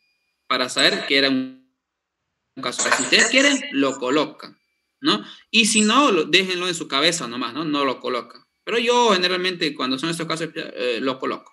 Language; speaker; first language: Spanish; native; Spanish